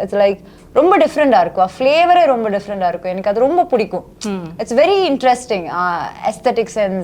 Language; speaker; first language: Tamil; non-native, fluent; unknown